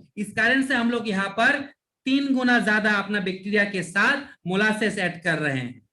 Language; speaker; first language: Hindi; non-native, local second language; Bangla